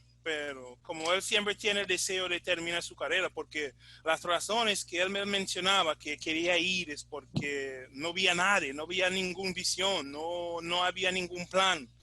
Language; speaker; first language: Spanish; non-native, fluent; English